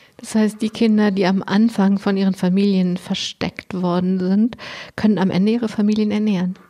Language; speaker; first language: German; native; German